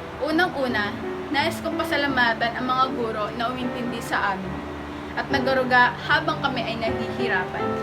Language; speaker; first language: Filipino; native; Filipino